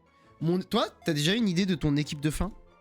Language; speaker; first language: French; native; French